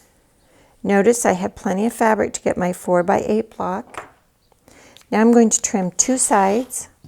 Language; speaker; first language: English; native; English